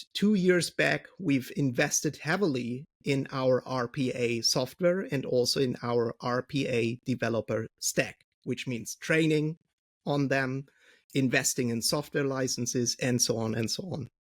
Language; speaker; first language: English; non-native, fluent; German